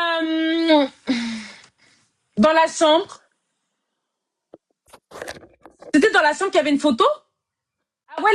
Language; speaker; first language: French; native; French